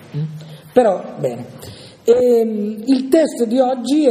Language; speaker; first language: Italian; native; Italian